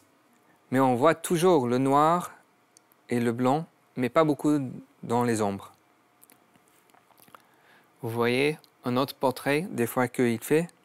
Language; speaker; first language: French; non-native, learner; English